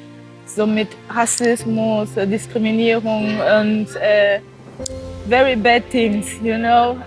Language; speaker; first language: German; non-native, fluent; Portuguese